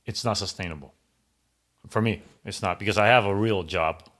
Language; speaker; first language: English; early bilingual, other home language; Greek